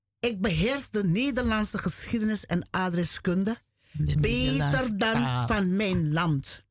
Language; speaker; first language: Dutch; native; Dutch